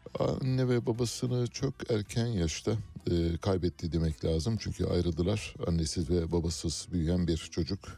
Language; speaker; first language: Turkish; native; Turkish